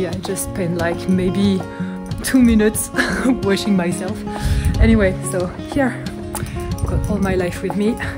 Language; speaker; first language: English; non-native, fluent; French